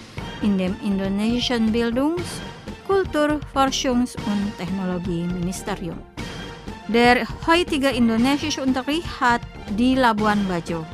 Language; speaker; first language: German; non-native, fluent; Indonesian